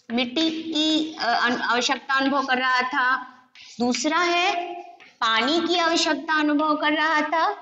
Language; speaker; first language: Hindi; non-native, local second language; Gujarati